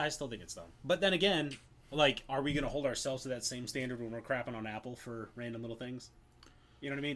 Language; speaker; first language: English; native; English